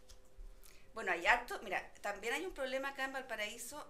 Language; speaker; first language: Spanish; native; Spanish